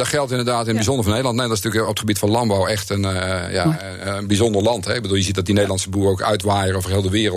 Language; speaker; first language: Dutch; native; Dutch